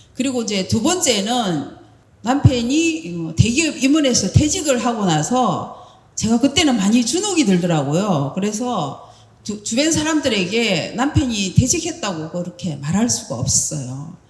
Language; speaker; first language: Korean; native; Korean